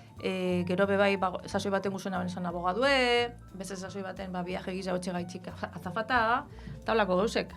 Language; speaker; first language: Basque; native; Basque